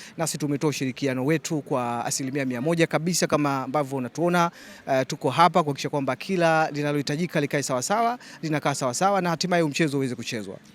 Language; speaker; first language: Swahili; native; Swahili